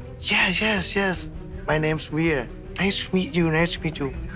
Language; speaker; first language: English; non-native, learner; Thai